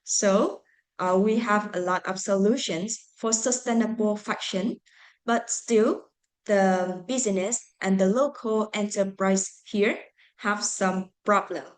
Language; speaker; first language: English; non-native, fluent; Vietnamese